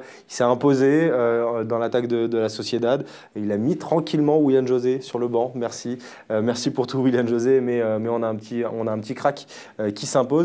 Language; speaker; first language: French; native; French